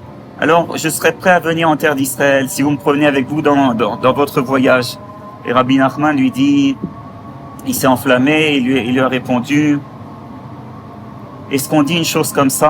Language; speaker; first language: French; native; French